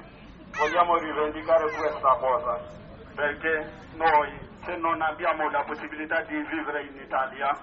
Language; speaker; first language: Italian; non-native, learner; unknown